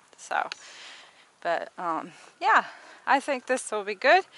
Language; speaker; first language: English; native; English